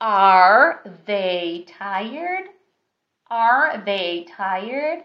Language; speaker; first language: English; non-native, fluent; Portuguese